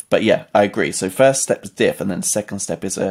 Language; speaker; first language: English; native; English